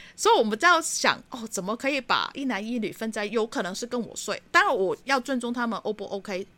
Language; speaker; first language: Chinese; non-native, fluent; Cantonese